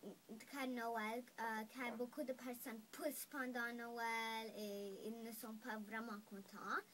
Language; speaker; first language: French; non-native, local second language; English